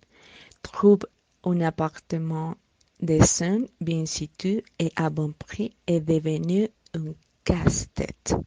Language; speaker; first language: French; non-native, learner; Spanish